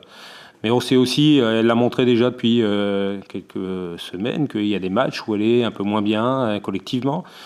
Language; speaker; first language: French; native; French